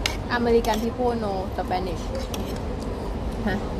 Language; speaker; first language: English; non-native, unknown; Thai